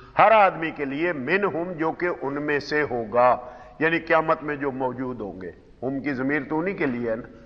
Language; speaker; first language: Urdu; non-native, local second language; Punjabi